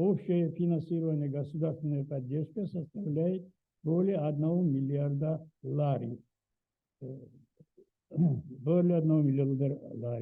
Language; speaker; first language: Russian; native; Russian